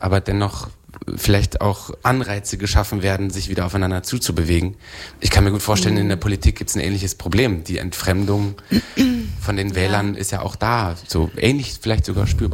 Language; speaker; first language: German; native; German